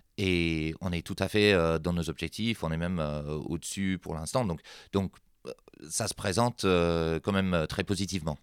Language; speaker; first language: French; non-native, fluent; English